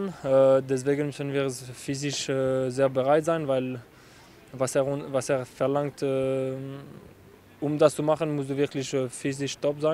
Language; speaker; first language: German; non-native, local second language; French